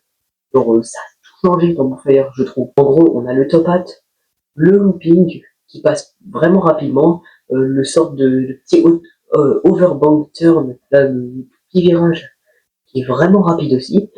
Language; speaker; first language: French; native; French